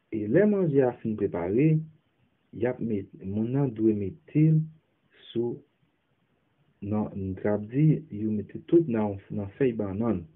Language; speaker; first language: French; non-native, local second language; Haitian Creole